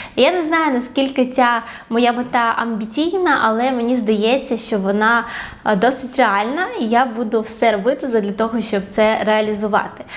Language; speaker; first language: Ukrainian; non-native, local second language; Russian